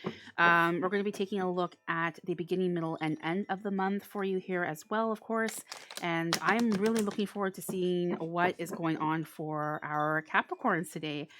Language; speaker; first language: English; native; English